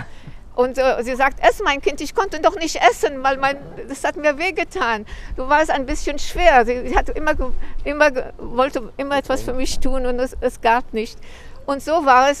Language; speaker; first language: German; early bilingual, heritage; German